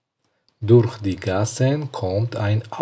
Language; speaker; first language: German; non-native, learner; Tajik